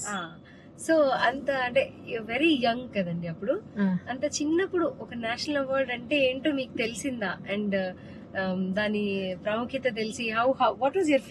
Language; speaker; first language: Telugu; native; Telugu